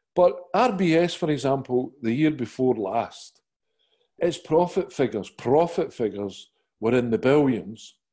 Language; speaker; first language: English; native; English